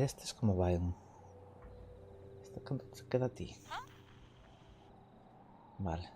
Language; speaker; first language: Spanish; non-native, local second language; Galician